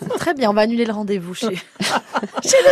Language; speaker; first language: French; native; French